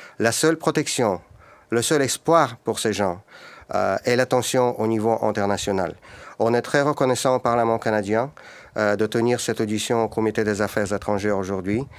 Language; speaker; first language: French; non-native, fluent; Russian